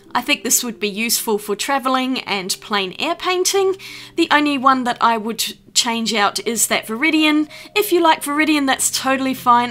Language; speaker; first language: English; native; English